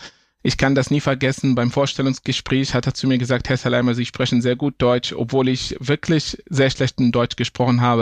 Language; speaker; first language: German; non-native, fluent; Arabic